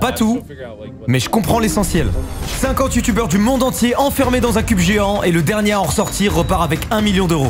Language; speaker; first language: French; native; French